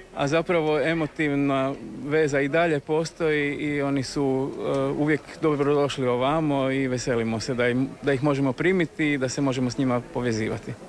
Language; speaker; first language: Croatian; native; Croatian